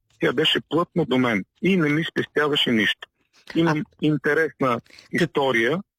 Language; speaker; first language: Bulgarian; native; Bulgarian